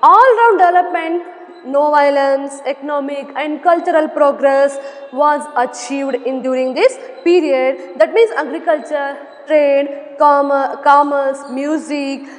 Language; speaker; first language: English; non-native, local second language; Kannada